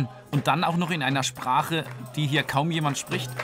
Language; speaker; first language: German; native; German